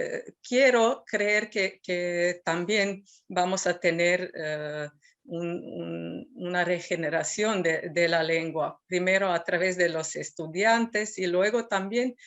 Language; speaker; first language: Spanish; non-native, fluent; Serbian